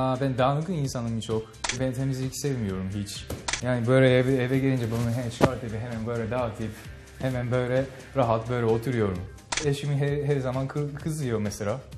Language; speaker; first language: Turkish; non-native, fluent; Japanese